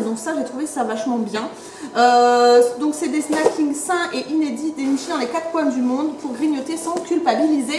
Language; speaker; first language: French; native; French